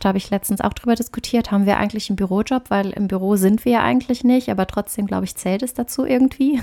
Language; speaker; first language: German; native; German